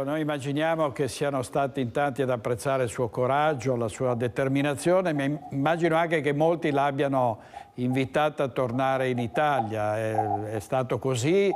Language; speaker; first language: Italian; native; Italian